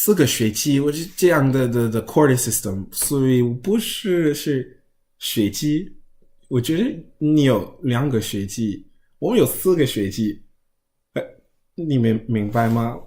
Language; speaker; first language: Chinese; non-native, learner; English